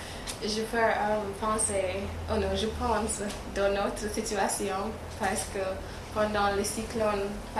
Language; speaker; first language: French; non-native, learner; English